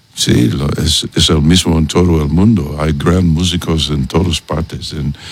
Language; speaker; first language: Spanish; non-native, learner; English